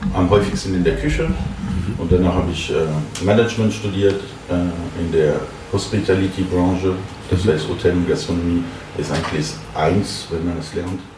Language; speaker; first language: German; non-native, fluent; French